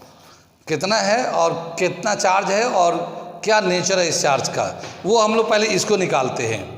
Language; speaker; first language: Hindi; native; Hindi